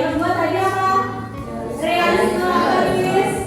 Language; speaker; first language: Indonesian; native; Indonesian